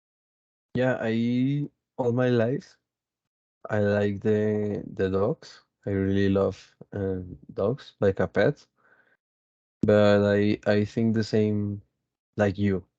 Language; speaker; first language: English; non-native, fluent; Spanish